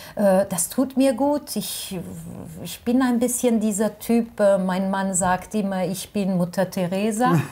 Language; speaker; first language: German; non-native, fluent; French